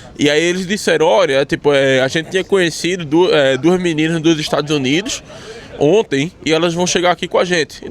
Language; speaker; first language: Portuguese; native; Portuguese